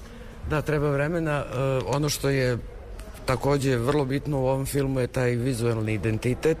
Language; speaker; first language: Serbian; native; Serbian